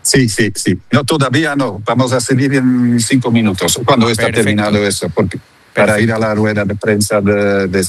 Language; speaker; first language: Spanish; non-native, fluent; Dutch